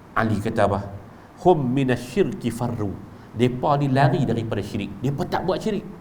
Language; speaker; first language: Malay; native; Malay